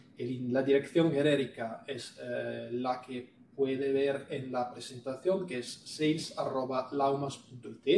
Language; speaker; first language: Spanish; non-native, fluent; Italian